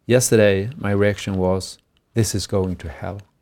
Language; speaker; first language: English; non-native, fluent; Swedish